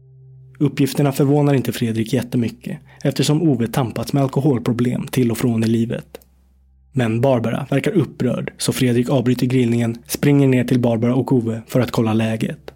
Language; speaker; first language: Swedish; native; Swedish